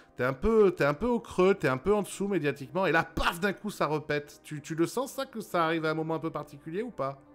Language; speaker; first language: French; native; French